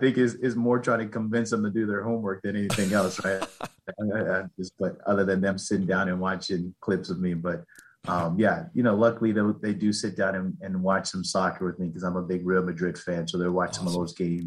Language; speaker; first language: English; native; English